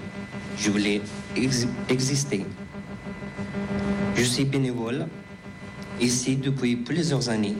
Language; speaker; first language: French; non-native, fluent; Persian